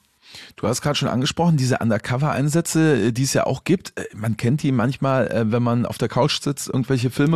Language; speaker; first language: German; native; German